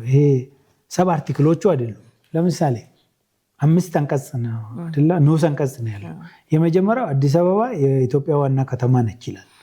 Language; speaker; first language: Amharic; non-native, local second language; Oromo